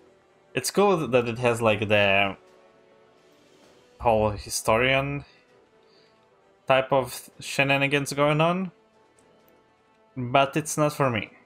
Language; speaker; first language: English; non-native, fluent; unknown